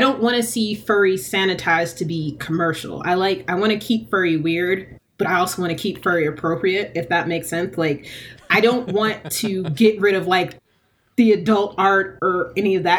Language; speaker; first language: English; native; English